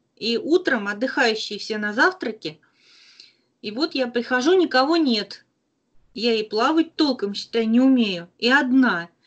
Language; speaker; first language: Russian; native; Russian